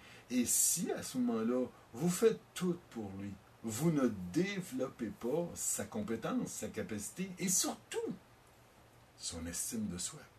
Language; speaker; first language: French; native; French